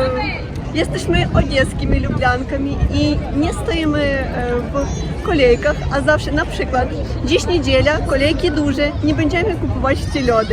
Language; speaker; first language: Polish; non-native, learner; Russian